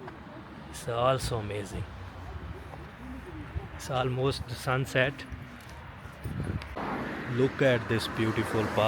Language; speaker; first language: English; non-native, local second language; Urdu